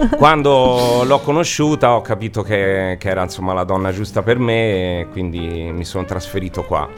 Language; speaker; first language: Italian; native; Italian